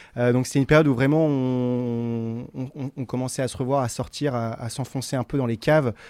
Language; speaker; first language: French; native; French